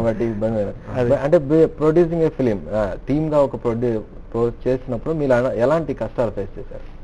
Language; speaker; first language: Telugu; native; Telugu